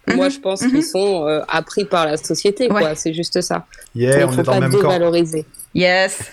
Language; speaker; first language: French; native; French